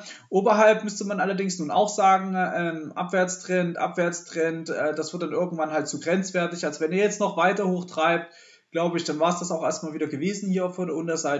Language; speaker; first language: German; native; German